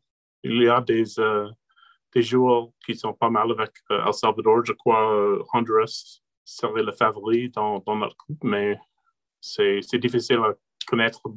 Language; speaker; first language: French; non-native, local second language; English